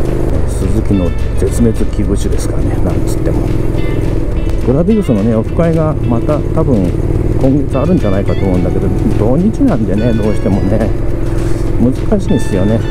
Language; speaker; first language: Japanese; native; Japanese